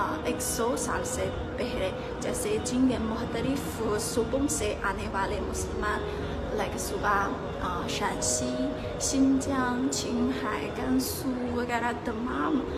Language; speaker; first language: Hindi; non-native, fluent; Chinese